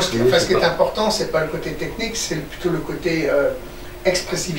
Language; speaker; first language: French; native; French